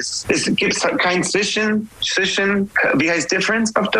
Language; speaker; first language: German; non-native, learner; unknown